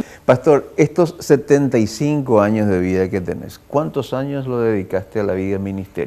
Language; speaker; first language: Spanish; native; Spanish